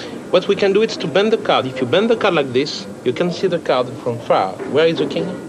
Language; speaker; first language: English; non-native, fluent; Swedish